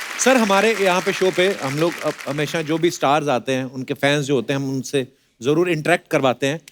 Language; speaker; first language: Hindi; non-native, local second language; Punjabi